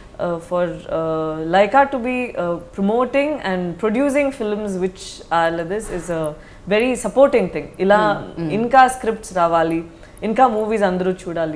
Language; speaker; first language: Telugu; non-native, local second language; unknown